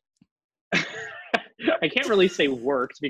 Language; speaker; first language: English; native; English